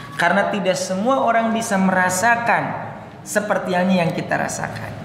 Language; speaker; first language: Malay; non-native, local second language; Sundanese